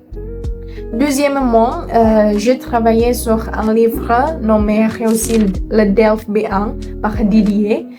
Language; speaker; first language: French; non-native, learner; Indonesian